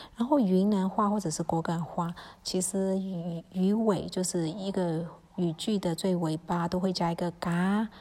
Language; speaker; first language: Chinese; early bilingual, heritage; Chinese